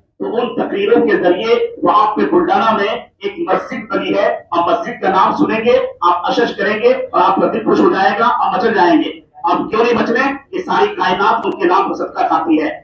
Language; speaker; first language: Urdu; native; Urdu